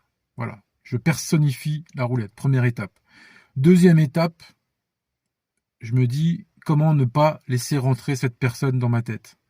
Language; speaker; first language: French; native; French